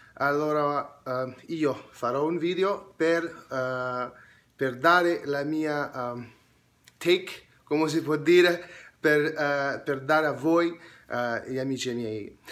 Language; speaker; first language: Italian; non-native, learner; English